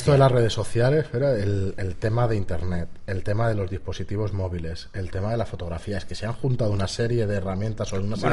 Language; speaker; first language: Spanish; native; Spanish